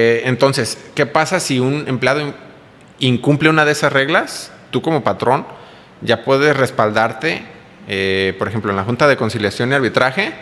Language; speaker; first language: Spanish; native; Spanish